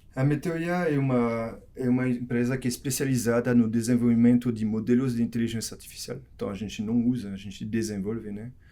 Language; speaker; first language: Portuguese; non-native, fluent; French